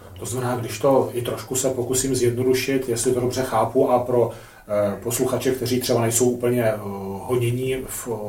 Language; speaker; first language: Czech; native; Czech